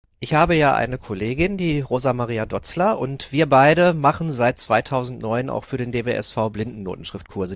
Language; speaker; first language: German; native; German